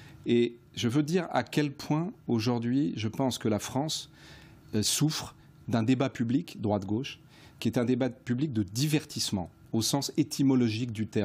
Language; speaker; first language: French; native; French